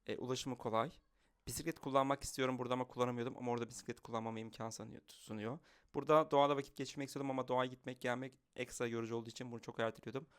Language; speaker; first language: Turkish; native; Turkish